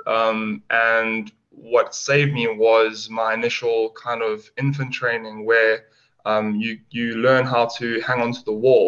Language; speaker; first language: English; native; English